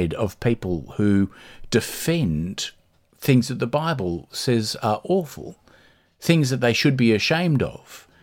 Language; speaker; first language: English; native; English